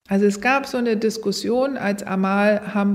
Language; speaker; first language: German; native; German